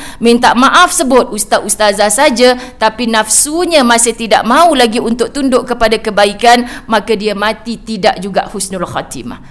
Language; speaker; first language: Malay; native; Malay